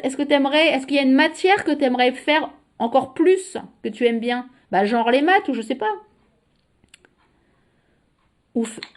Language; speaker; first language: French; native; French